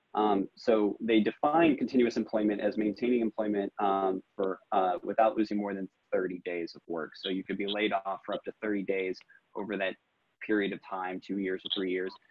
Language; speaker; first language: English; native; English